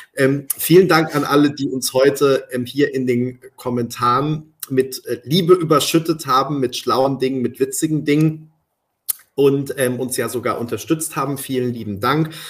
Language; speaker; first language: German; early bilingual, other home language; Spanish